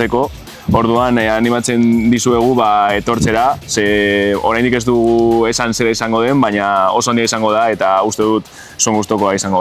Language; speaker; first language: Basque; non-native, local second language; Spanish